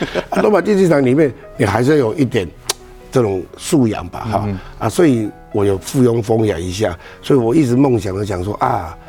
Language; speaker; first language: Chinese; native; Chinese